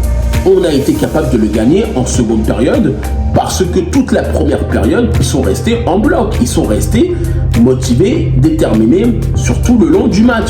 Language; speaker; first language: French; native; French